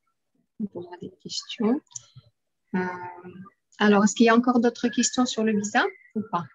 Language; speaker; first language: French; non-native, fluent; Russian